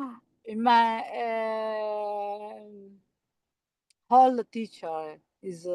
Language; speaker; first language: English; non-native, learner; Italian